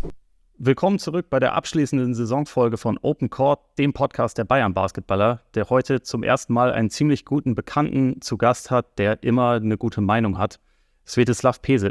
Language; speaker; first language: German; native; German